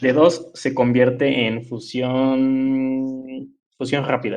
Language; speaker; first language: Spanish; native; Spanish